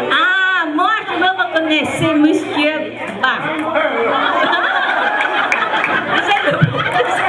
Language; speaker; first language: French; non-native, fluent; Vietnamese